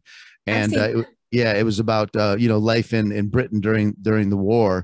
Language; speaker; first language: English; native; English